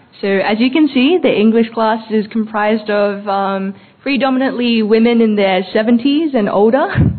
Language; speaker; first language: English; early bilingual, other home language; Chinese